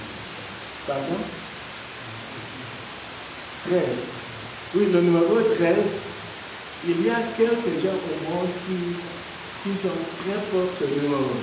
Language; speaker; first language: French; non-native, learner; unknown